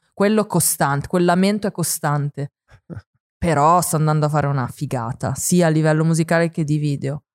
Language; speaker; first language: Italian; native; Italian